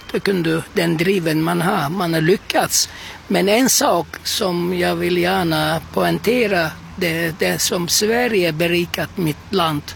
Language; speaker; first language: Swedish; non-native, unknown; Turkish